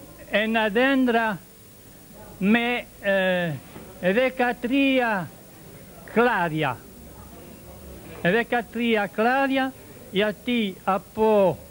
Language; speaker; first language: Greek; early bilingual, heritage; French